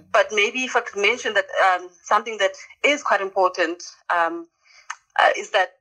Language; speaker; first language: English; non-native, local second language; Zulu